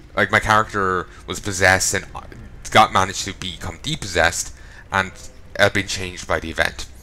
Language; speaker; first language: English; native; English